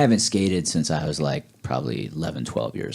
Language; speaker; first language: English; native; English